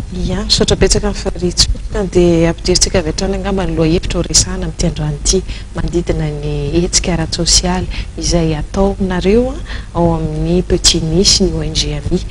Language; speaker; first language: Malagasy; native; Malagasy